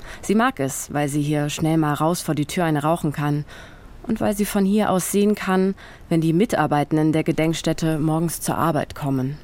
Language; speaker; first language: German; native; German